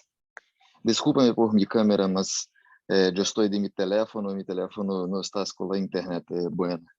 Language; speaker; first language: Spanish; non-native, learner; Portuguese